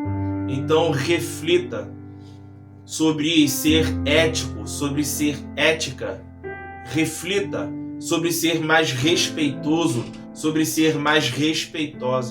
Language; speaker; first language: Portuguese; native; Portuguese